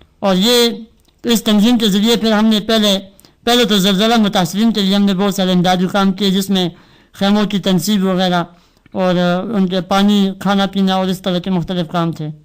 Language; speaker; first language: Urdu; non-native, local second language; Northern Hindko